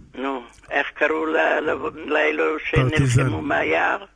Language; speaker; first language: Hebrew; non-native, fluent; Yiddish